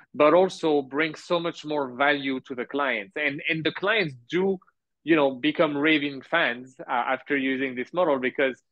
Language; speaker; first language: English; early bilingual, heritage; Arabic